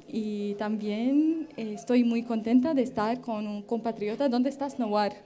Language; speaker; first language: Spanish; non-native, fluent; Arabic